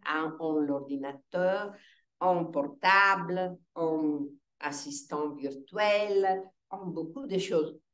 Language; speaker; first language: French; non-native, fluent; Italian